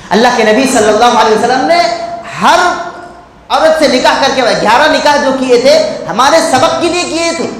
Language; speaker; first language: Urdu; native; Urdu